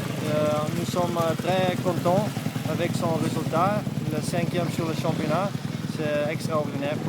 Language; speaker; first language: French; non-native, fluent; Dutch